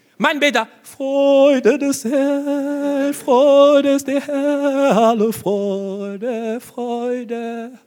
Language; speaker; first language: German; non-native, fluent; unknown